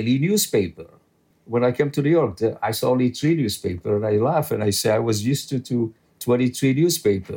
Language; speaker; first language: English; non-native, fluent; French